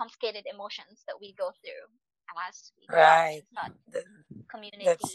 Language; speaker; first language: English; non-native, local second language; Cebuano